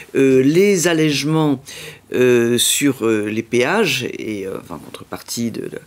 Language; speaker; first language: French; native; French